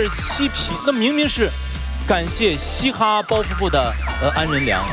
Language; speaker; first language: Chinese; native; Chinese